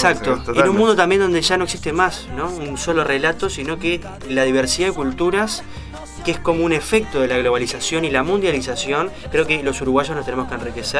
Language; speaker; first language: Spanish; native; Spanish